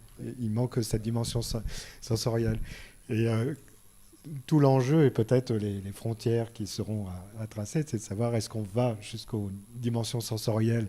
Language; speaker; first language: French; native; French